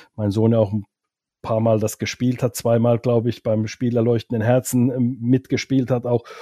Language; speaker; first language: German; non-native, fluent; Finnish